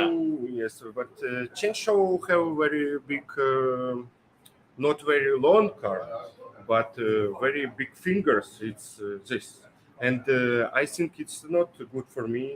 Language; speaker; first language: English; non-native, learner; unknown